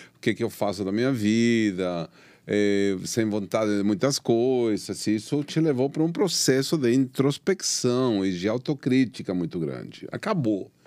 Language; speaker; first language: Portuguese; non-native, fluent; Spanish